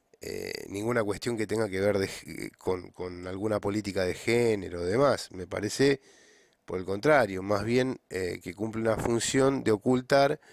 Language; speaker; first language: Spanish; native; Spanish